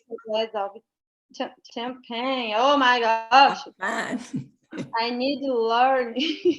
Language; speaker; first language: English; non-native, learner; Portuguese